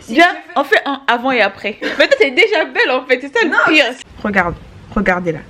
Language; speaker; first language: French; native; French